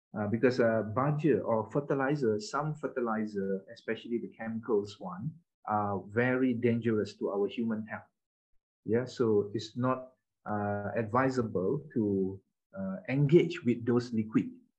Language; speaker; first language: English; non-native, local second language; Malay